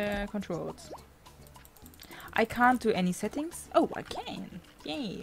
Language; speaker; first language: English; non-native, fluent; German